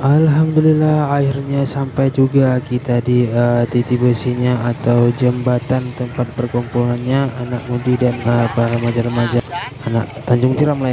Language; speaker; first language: Indonesian; non-native, local second language; Malay